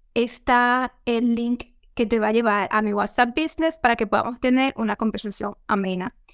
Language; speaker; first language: Spanish; native; Spanish